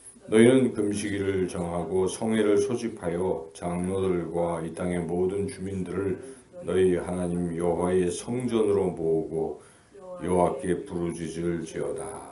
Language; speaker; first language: Korean; native; Korean